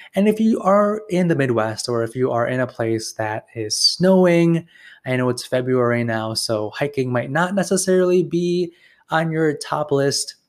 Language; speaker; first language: English; native; English